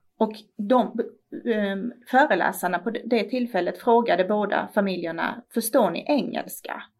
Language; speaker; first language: Swedish; early bilingual, other home language; Persian